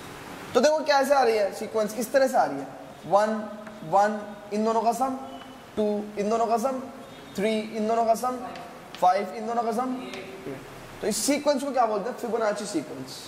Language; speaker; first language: Hindi; native; Hindi